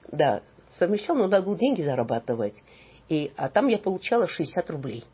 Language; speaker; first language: Russian; non-native, local second language; Armenian